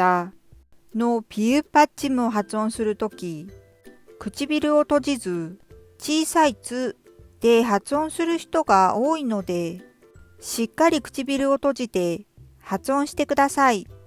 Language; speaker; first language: Japanese; non-native, fluent; Korean